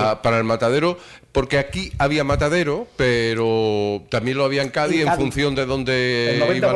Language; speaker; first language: Spanish; native; Spanish